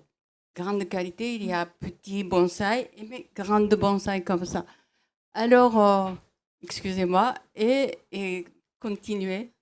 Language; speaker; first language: French; non-native, fluent; Japanese